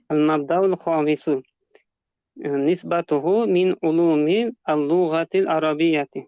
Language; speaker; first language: Arabic; non-native, learner; Uzbek